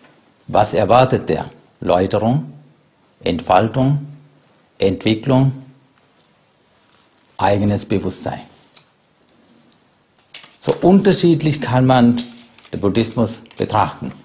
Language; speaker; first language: German; non-native, fluent; Sinhala